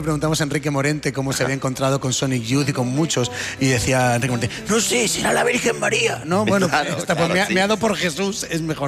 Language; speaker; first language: Spanish; native; Spanish